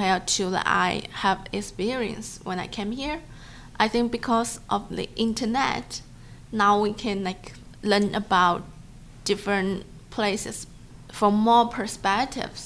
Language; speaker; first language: English; non-native, learner; Chinese